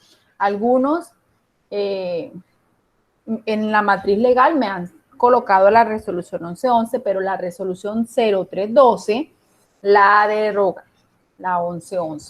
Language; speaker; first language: Spanish; native; Spanish